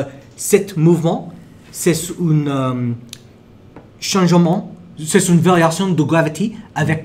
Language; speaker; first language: French; non-native, learner; English